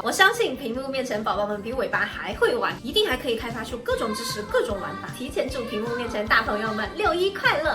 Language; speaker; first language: Chinese; native; Chinese